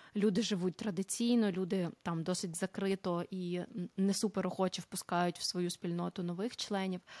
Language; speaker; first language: Ukrainian; native; Ukrainian